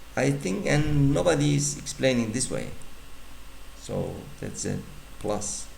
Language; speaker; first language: English; non-native, fluent; Turkish